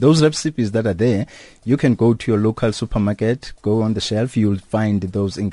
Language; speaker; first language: English; non-native, local second language; Xhosa